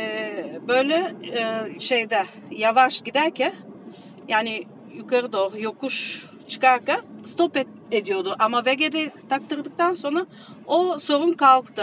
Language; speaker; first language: Turkish; early bilingual, heritage; Turkish